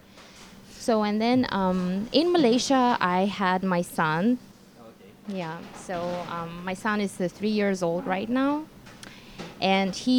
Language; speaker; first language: English; non-native, fluent; Russian